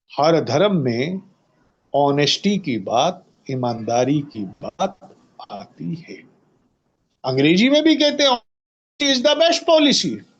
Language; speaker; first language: Hindi; native; Hindi